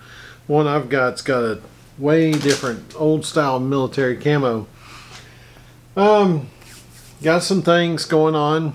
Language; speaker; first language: English; native; English